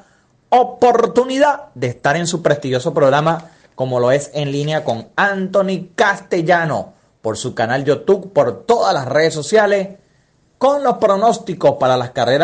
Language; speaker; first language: Spanish; native; Spanish